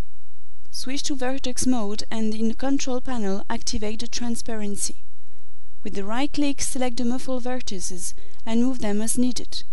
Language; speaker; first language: English; non-native, fluent; French